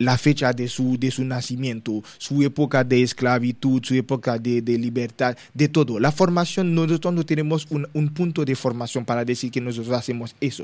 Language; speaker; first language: Spanish; non-native, learner; Haitian Creole